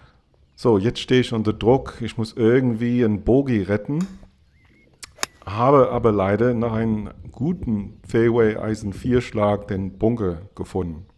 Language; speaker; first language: German; non-native, fluent; English